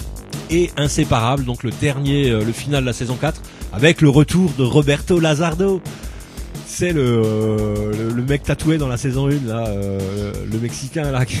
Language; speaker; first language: French; native; French